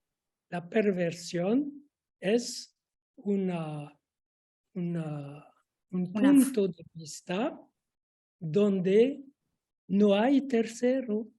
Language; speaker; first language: Spanish; non-native, fluent; French